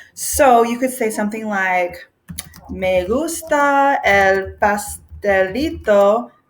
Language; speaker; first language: Spanish; non-native, fluent; English